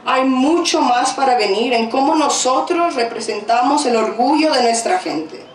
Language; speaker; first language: Spanish; early bilingual, other home language; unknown